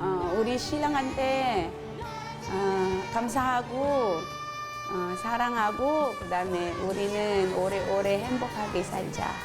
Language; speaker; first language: Korean; non-native, learner; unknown